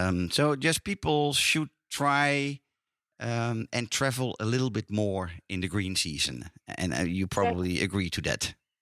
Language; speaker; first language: English; non-native, fluent; Dutch